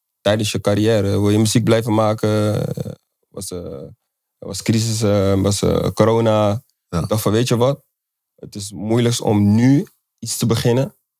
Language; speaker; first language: Dutch; native; Dutch